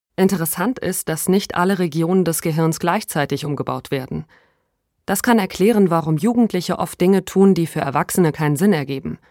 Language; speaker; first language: German; native; German